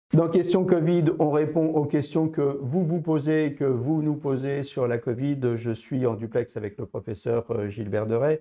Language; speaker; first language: French; native; French